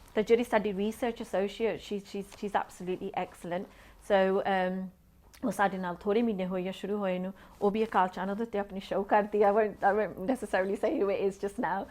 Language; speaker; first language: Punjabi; early bilingual, heritage; Punjabi